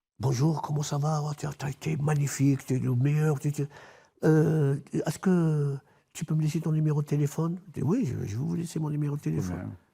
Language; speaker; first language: French; non-native, local second language; Arabic